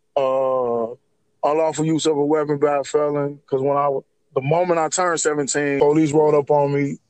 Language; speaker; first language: English; native; English